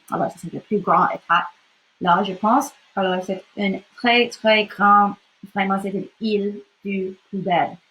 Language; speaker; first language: French; non-native, local second language; English